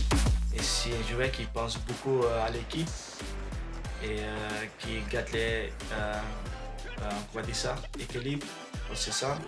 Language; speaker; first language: French; non-native, learner; Dutch